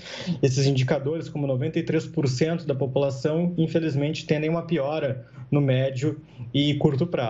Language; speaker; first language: Portuguese; native; Portuguese